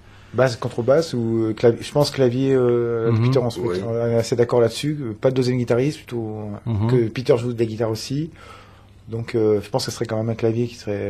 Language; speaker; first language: French; native; French